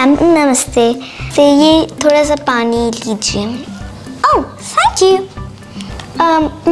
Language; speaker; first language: Hindi; native; Hindi